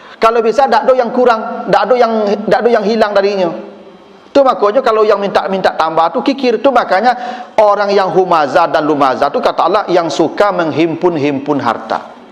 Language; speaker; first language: Malay; non-native, local second language; Minangkabau